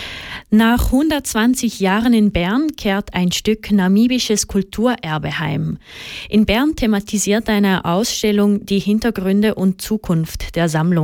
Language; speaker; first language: German; native; German